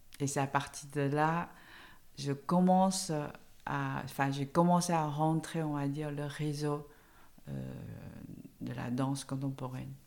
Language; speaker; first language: French; non-native, fluent; Chinese